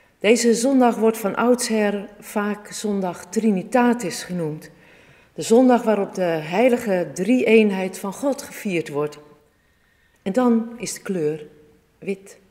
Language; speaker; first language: Dutch; native; Dutch